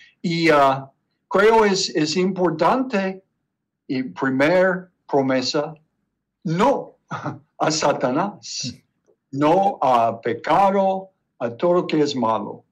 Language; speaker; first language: Spanish; non-native, learner; English